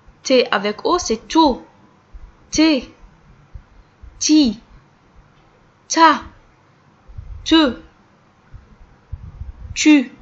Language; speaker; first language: French; non-native, local second language; Arabic